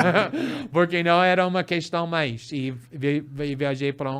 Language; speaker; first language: Portuguese; non-native, fluent; English